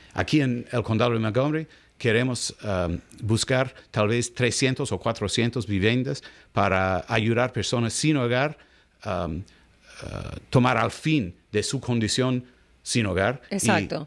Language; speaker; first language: Spanish; non-native, learner; English